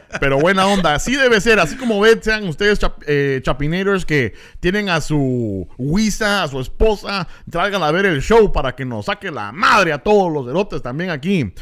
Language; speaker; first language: Spanish; native; Spanish